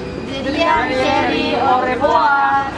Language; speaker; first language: French; non-native, learner; Indonesian